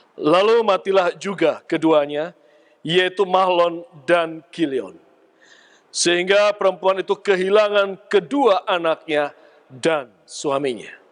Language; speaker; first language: Indonesian; native; Indonesian